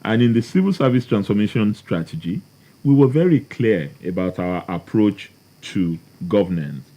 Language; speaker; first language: English; non-native, local second language; Yoruba